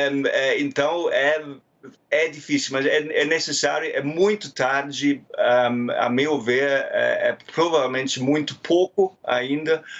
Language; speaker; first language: Portuguese; non-native, fluent; German